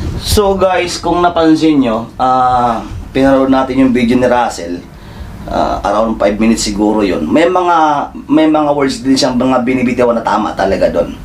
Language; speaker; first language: Filipino; non-native, local second language; Cebuano